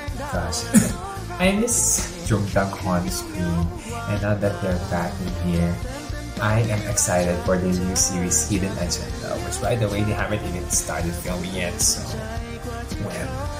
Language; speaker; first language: English; non-native, local second language; Filipino